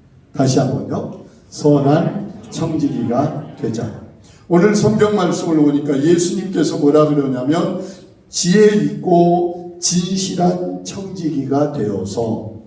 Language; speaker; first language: Korean; native; Korean